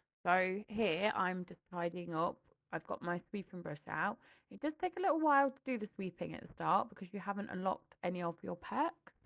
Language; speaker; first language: English; native; English